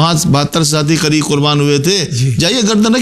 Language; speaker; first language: Urdu; native; Urdu